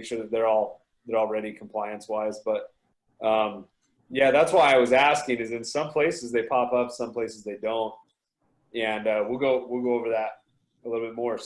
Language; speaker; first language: English; native; English